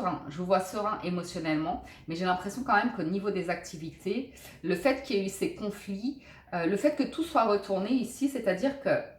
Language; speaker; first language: French; native; French